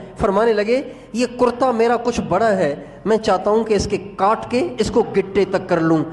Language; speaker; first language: Urdu; non-native, local second language; Sindhi